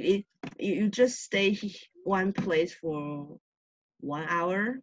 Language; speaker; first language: English; non-native, learner; Chinese